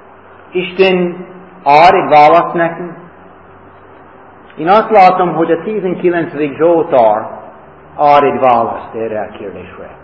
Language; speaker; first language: Hungarian; non-native, fluent; English